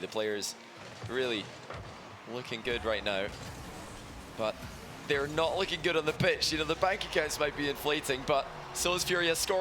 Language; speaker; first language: English; native; English